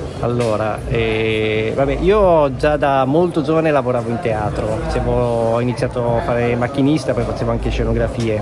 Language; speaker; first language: Italian; native; Italian